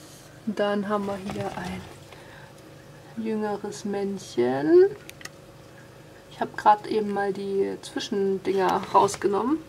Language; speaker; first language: German; native; German